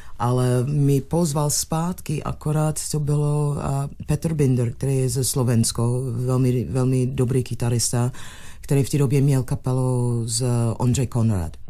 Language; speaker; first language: Czech; non-native, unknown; English